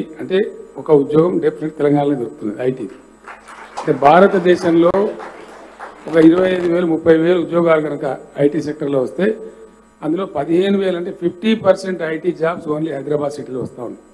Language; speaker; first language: Telugu; native; Telugu